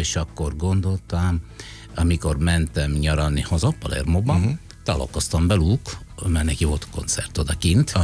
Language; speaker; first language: Hungarian; non-native, fluent; Italian